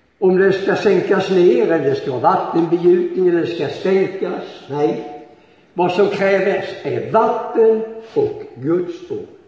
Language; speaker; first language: Swedish; native; Swedish